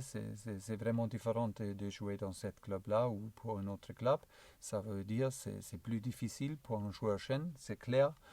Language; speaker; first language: French; non-native, learner; German